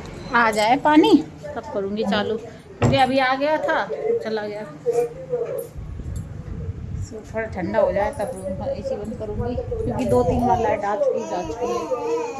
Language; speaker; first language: Hindi; native; Hindi